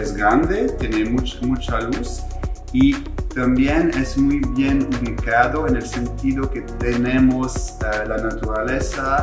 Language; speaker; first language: Spanish; non-native, fluent; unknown